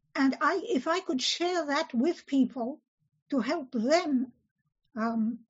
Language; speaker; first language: English; early bilingual, other home language; Polish